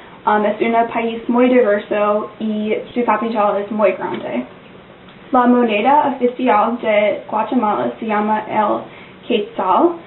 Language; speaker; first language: Spanish; non-native, learner; English